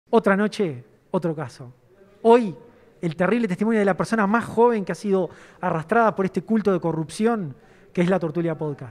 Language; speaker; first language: Spanish; native; Spanish